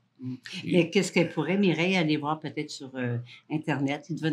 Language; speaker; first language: French; native; French